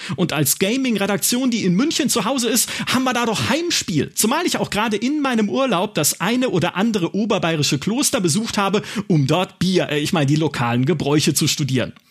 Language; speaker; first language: German; native; German